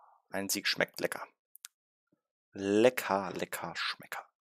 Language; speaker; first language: German; native; German